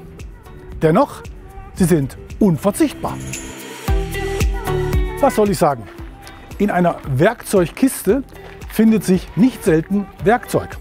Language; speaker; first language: German; native; German